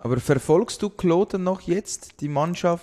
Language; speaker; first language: German; native; German